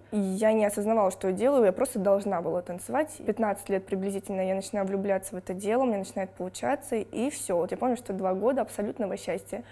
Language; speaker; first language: Russian; native; Russian